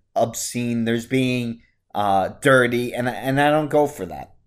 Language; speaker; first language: English; native; English